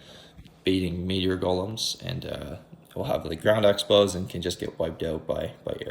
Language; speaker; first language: English; native; English